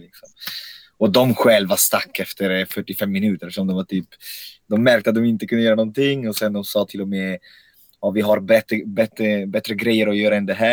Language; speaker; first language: Swedish; non-native, fluent; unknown